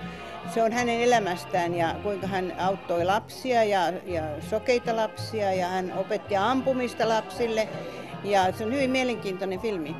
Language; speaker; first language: Finnish; non-native, fluent; Estonian